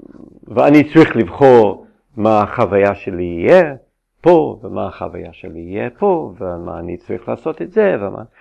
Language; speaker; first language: Hebrew; non-native, fluent; English